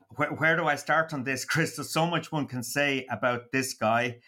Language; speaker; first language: English; native; English